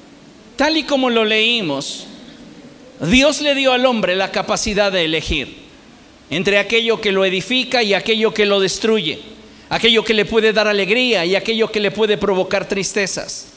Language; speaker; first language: Spanish; native; Spanish